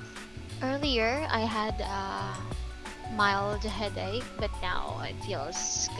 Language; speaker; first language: English; non-native, local second language; Filipino